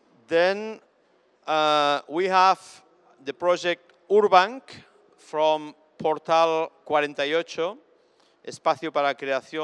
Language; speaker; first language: English; non-native, fluent; Catalan